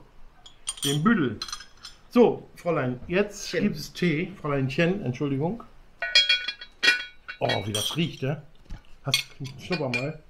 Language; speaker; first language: German; native; German